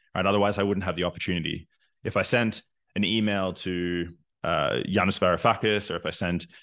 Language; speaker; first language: English; native; English